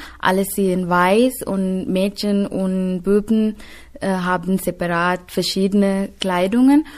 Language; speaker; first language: German; non-native, fluent; Sinhala